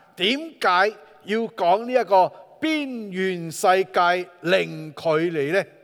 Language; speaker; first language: Chinese; non-native, local second language; Min Nan Chinese